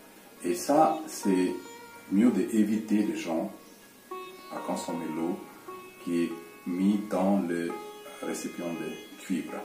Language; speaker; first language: French; non-native, fluent; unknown